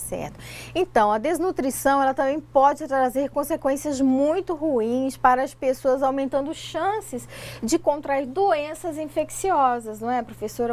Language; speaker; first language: Portuguese; native; Portuguese